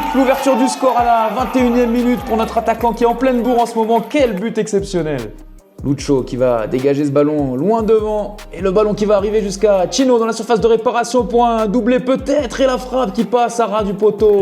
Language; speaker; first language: French; native; French